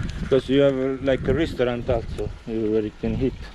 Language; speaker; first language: English; non-native, fluent; Italian